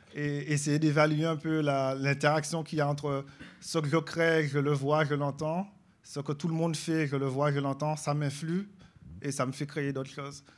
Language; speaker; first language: French; native; French